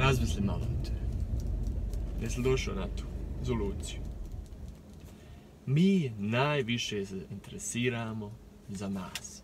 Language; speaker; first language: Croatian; early bilingual, heritage; Croatian